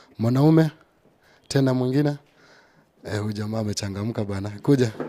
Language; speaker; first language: Swahili; non-native, local second language; Gusii